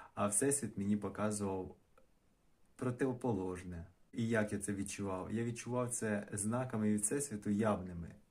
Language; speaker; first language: Ukrainian; non-native, local second language; Russian